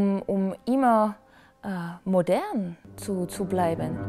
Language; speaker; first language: German; non-native, fluent; French